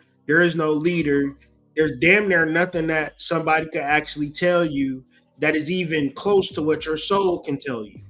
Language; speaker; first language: English; native; English